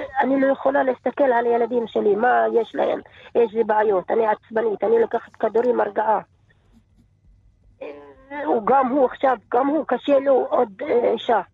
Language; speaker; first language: Hebrew; non-native, learner; Arabic